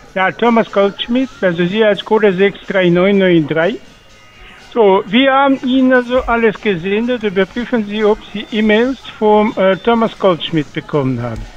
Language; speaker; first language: German; non-native, fluent; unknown